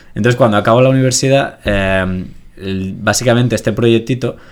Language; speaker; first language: Spanish; native; Spanish